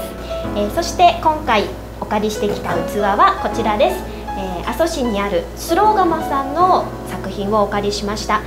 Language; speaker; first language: Japanese; native; Japanese